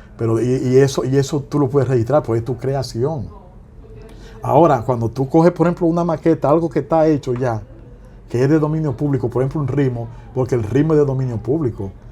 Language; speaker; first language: Spanish; native; Spanish